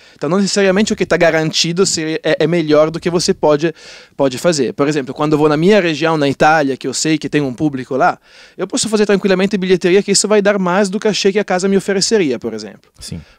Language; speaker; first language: Portuguese; non-native, fluent; Italian